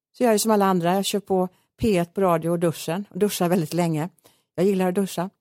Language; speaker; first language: Swedish; native; Swedish